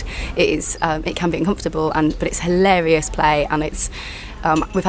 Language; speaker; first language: English; native; English